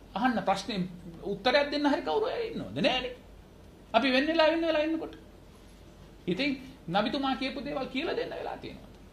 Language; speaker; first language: Sinhala; non-native, local second language; Tamil